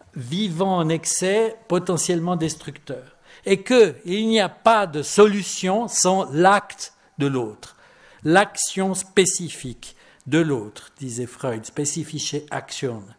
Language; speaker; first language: French; native; French